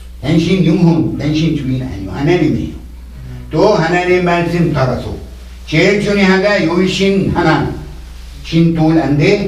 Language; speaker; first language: Korean; non-native, learner; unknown